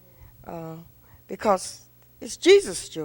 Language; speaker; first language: English; native; English